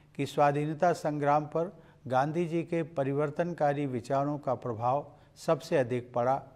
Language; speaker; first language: Hindi; native; Hindi